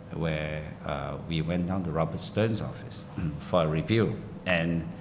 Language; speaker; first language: English; non-native, local second language; Min Nan Chinese